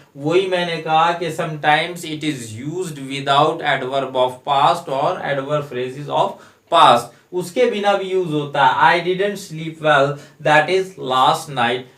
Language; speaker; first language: Hindi; native; Hindi